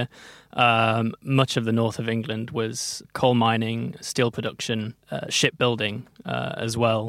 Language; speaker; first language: English; native; English